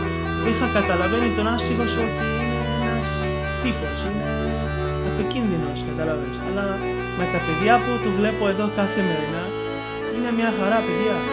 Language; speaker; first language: Greek; non-native, learner; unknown